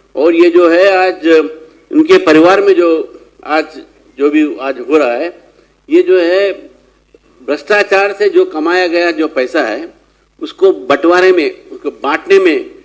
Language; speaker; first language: Hindi; non-native, local second language; Telugu